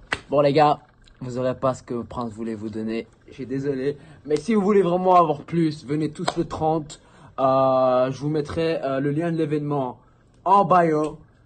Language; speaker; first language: French; native; French